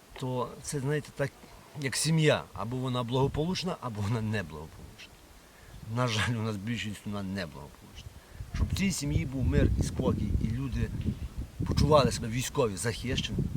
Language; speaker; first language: Ukrainian; native; Ukrainian